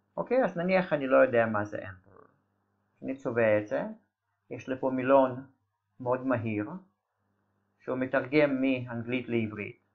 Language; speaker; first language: Hebrew; native; Hebrew